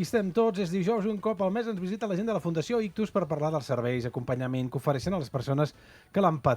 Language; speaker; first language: Catalan; native; Catalan